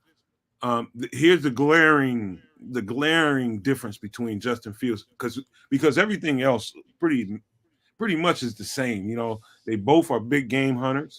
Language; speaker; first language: English; native; English